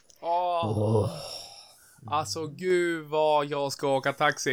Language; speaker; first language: Swedish; native; Swedish